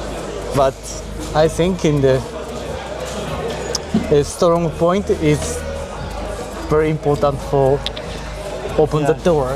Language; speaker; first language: English; non-native, learner; Japanese